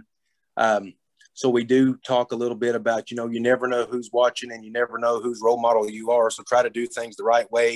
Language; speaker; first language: English; native; English